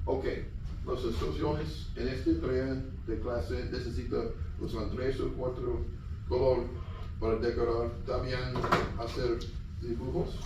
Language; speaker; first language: Spanish; non-native, learner; English